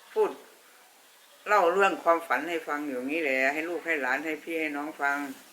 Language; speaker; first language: Thai; native; Thai